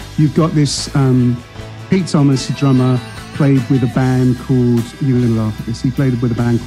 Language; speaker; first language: English; native; English